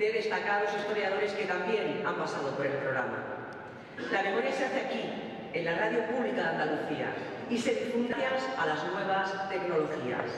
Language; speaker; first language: Spanish; native; Spanish